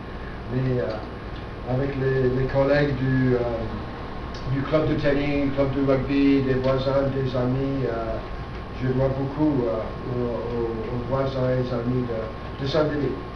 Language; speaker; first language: French; non-native, fluent; English